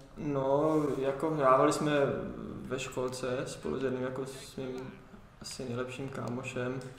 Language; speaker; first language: Czech; early bilingual, heritage; Czech